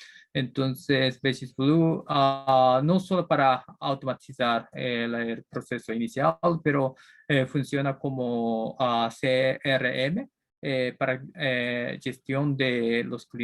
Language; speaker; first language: Spanish; non-native, learner; Japanese